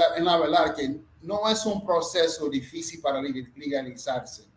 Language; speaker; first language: Spanish; non-native, fluent; English